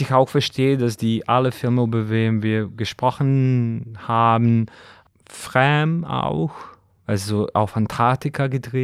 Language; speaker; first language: German; non-native, fluent; Serbian